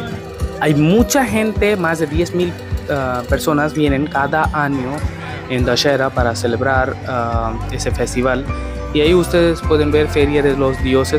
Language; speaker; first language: Spanish; non-native, fluent; Hindi